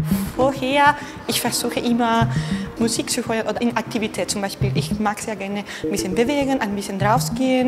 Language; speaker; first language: German; non-native, fluent; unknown